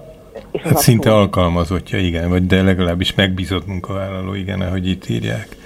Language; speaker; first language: Hungarian; native; Hungarian